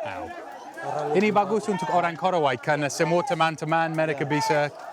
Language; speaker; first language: Indonesian; non-native, learner; English